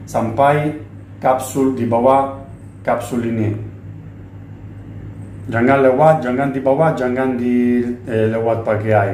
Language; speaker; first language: Indonesian; non-native, fluent; Italian